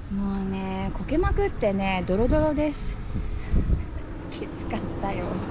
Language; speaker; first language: Japanese; native; Japanese